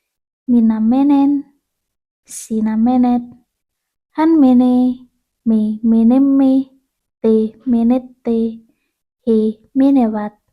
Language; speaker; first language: Finnish; non-native, learner; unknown